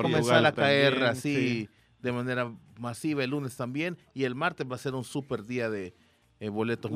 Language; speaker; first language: Spanish; native; Spanish